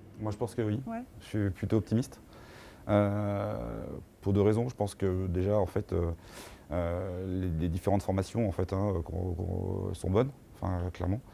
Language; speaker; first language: French; native; French